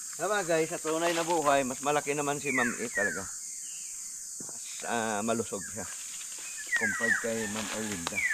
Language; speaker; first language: Filipino; non-native, local second language; Cebuano